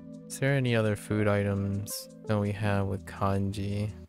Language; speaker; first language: English; native; English